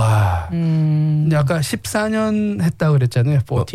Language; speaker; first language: Korean; native; Korean